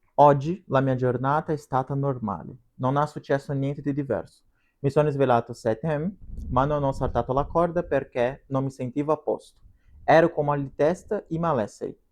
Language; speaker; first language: Italian; non-native, learner; Portuguese